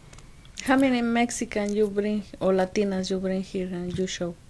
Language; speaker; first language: English; non-native, learner; Spanish